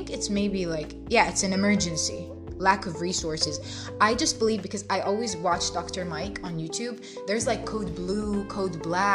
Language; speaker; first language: English; non-native, fluent; Arabic